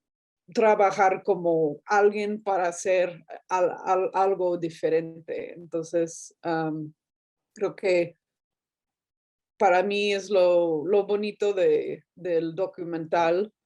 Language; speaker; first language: Spanish; non-native, fluent; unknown